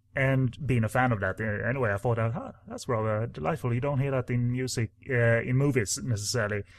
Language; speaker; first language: English; non-native, fluent; Swedish